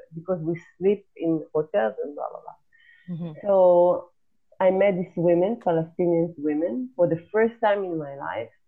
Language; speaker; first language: English; non-native, fluent; Hebrew